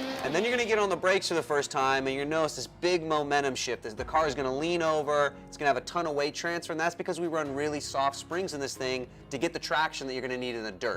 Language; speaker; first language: English; native; English